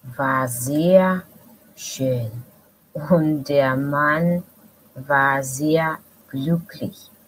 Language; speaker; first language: German; non-native, fluent; Russian